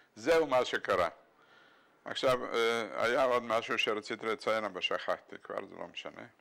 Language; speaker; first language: Hebrew; non-native, fluent; Bulgarian